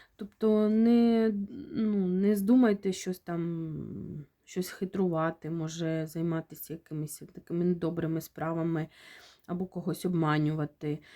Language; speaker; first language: Ukrainian; non-native, local second language; Russian